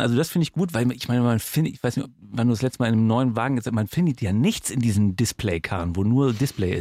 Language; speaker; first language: German; native; German